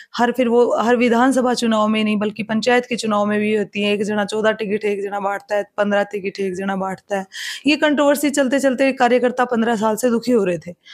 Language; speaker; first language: Hindi; native; Hindi